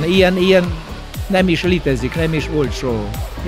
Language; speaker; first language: Hungarian; non-native, learner; Russian